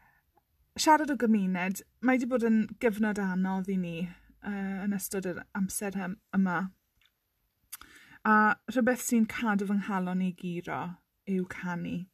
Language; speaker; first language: Welsh; non-native, local second language; English